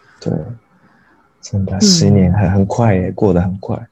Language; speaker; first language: Chinese; non-native, learner; Japanese